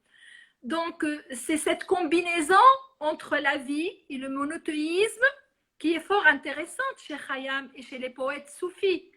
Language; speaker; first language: French; non-native, local second language; Arabic